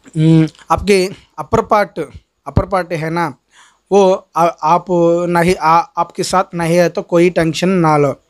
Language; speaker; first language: Hindi; non-native, local second language; Telugu